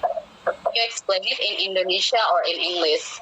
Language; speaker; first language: English; non-native, learner; Indonesian